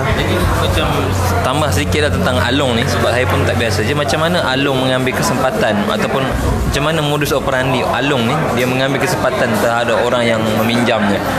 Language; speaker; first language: Malay; native; Malay